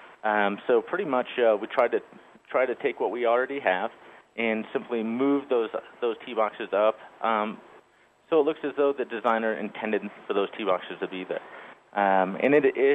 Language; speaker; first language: English; native; English